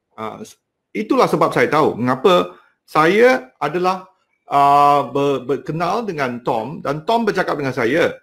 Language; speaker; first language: Malay; non-native, local second language; Cantonese